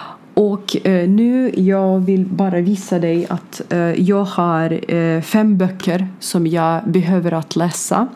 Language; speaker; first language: Swedish; non-native, learner; Ukrainian